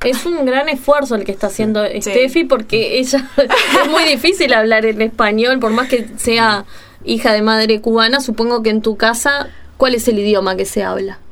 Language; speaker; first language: Spanish; native; Spanish